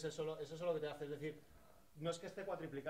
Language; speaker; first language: Spanish; native; Spanish